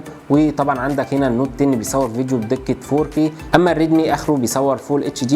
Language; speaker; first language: Arabic; native; Arabic